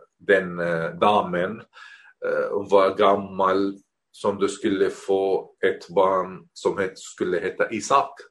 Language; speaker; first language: Swedish; non-native, fluent; Arabic